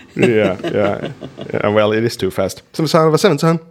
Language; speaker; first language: English; non-native, fluent; Swedish